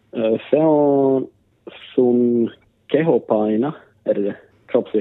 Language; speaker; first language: Finnish; non-native, local second language; Swedish